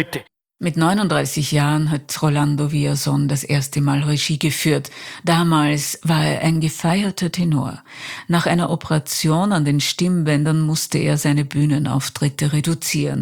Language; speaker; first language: German; native; German